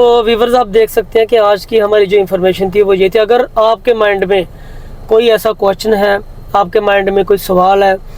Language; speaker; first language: Hindi; native; Hindi